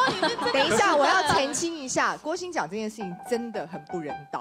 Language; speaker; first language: Chinese; native; Chinese